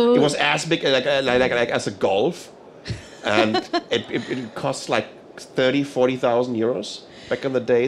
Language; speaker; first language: English; non-native, fluent; German